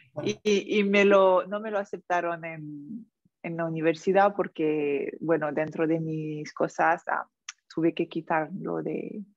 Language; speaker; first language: Spanish; non-native, fluent; French